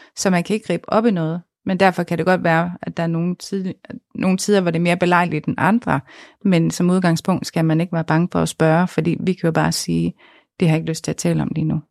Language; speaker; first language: Danish; native; Danish